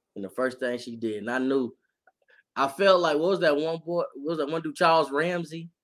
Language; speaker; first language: English; native; English